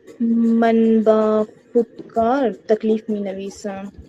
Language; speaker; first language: Persian; non-native, learner; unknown